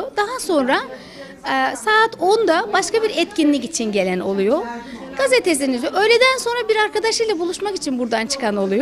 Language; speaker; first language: Turkish; native; Turkish